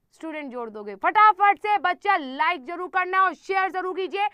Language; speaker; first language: Hindi; native; Hindi